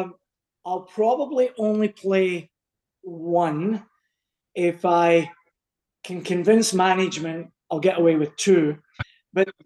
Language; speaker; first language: English; native; English